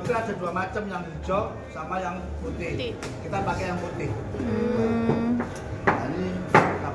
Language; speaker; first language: Indonesian; native; Indonesian